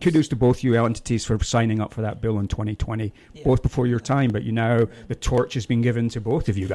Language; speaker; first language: English; native; English